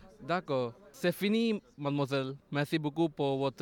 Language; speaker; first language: French; non-native, learner; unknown